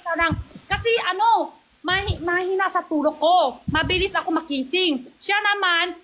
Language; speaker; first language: Filipino; non-native, learner; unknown